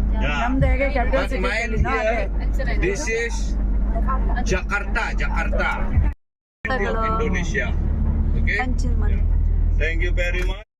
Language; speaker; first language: English; non-native, learner; Balinese